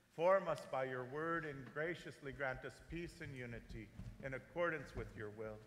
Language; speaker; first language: English; native; English